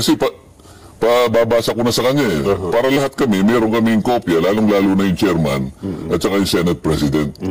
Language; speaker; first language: Filipino; non-native, local second language; Cebuano